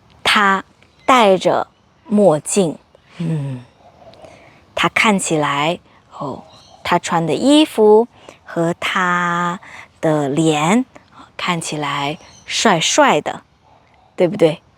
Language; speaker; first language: Chinese; non-native, fluent; English